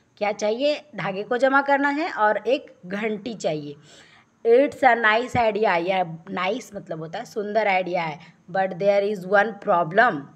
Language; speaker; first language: Hindi; native; Hindi